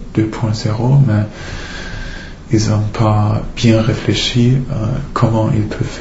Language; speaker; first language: French; non-native, fluent; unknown